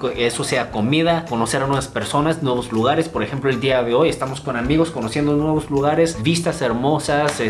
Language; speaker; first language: Spanish; non-native, fluent; Korean